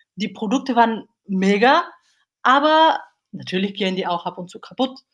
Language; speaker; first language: German; non-native, fluent; Bulgarian